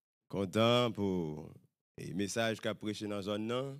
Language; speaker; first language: French; native; French